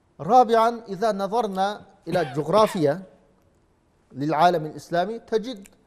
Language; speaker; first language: Arabic; non-native, fluent; Uyghur